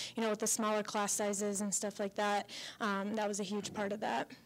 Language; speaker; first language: English; native; English